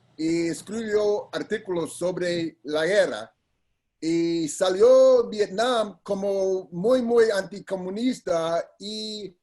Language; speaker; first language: Spanish; non-native, learner; English